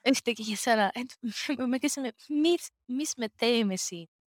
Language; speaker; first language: Estonian; non-native, learner; Greek